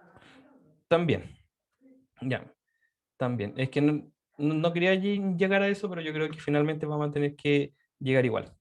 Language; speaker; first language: Spanish; native; Spanish